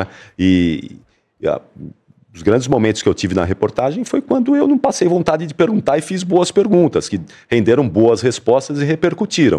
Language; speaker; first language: Portuguese; native; Portuguese